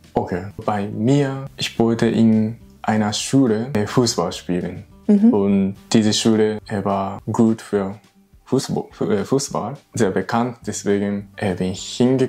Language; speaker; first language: German; non-native, learner; Japanese